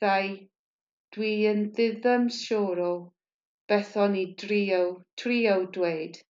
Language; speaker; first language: Welsh; non-native, learner; English